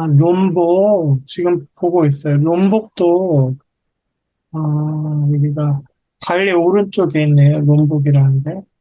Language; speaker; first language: Korean; native; Korean